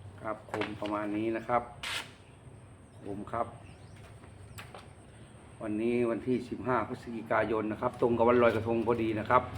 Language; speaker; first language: Thai; native; Thai